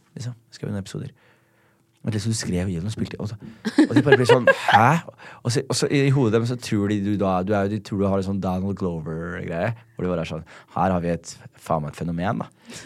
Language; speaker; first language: Norwegian; early bilingual, other home language; Somali